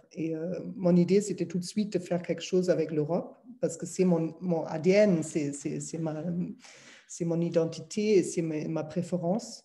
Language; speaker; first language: French; non-native, fluent; German